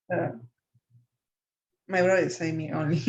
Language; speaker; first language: English; non-native, learner; Spanish